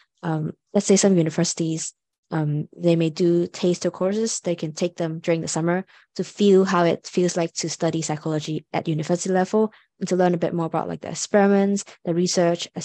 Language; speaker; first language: English; non-native, local second language; Cantonese